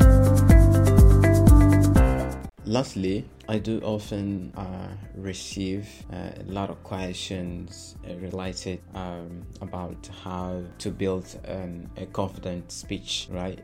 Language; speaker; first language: English; non-native, fluent; Portuguese